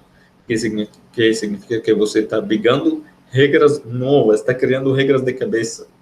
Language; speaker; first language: Portuguese; non-native, fluent; Arabic